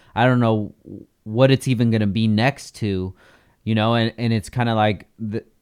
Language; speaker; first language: English; native; English